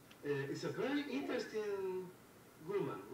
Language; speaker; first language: English; non-native, learner; Spanish